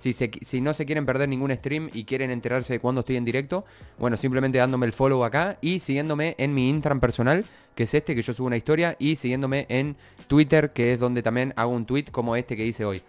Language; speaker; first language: Spanish; native; Spanish